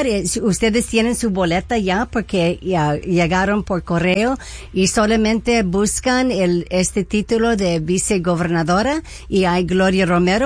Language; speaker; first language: Spanish; early bilingual, heritage; Spanish